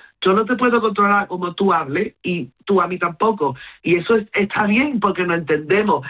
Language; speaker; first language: Spanish; non-native, local second language; Hindi